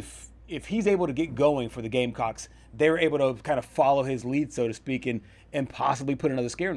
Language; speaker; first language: English; native; English